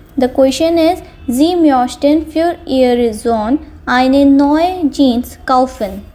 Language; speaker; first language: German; non-native, fluent; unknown